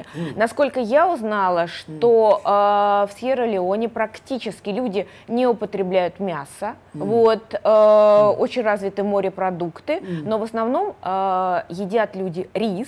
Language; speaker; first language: Russian; native; Russian